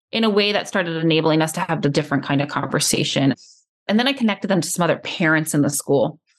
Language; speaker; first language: English; early bilingual, other home language; Spanish